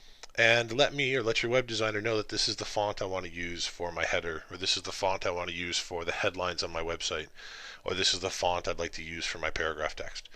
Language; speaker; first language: English; native; English